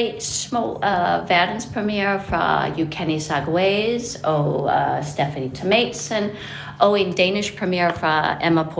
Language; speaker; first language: Danish; non-native, fluent; English